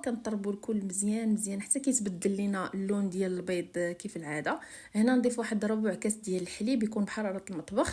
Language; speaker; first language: Arabic; native; Arabic